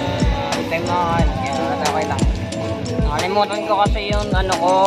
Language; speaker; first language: Filipino; native; Filipino